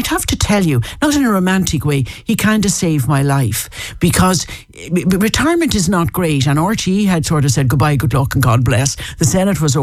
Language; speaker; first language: English; native; English